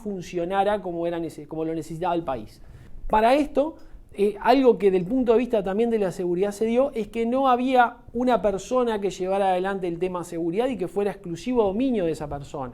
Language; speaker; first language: Spanish; native; Spanish